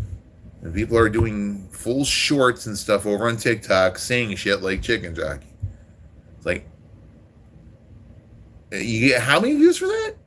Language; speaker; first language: English; native; English